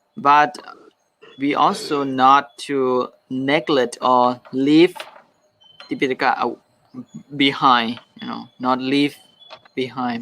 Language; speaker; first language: English; non-native, fluent; Thai